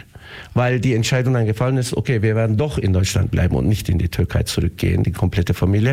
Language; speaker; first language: German; early bilingual, other home language; Turkish